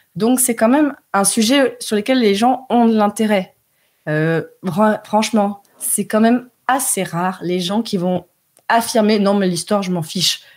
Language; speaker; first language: French; early bilingual, heritage; French